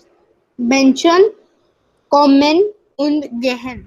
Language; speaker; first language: German; non-native, learner; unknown